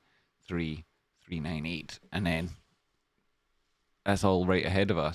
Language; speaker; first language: English; native; English